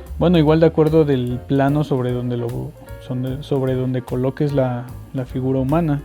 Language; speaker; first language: Spanish; native; Spanish